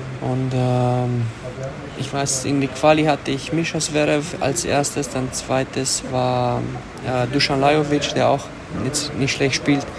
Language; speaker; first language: German; early bilingual, other home language; Romanian